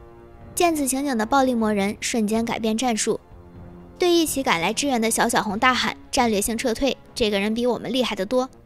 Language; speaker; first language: Chinese; native; Chinese